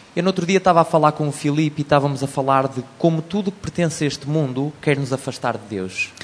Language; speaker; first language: Portuguese; native; Portuguese